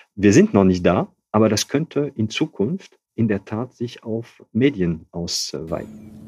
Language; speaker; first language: German; non-native, fluent; French